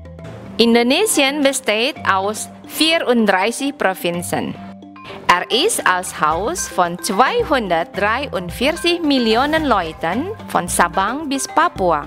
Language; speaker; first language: German; non-native, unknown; Indonesian